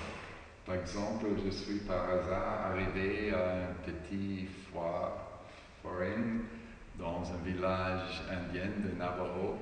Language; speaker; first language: French; non-native, fluent; German